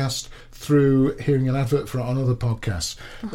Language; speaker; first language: English; native; English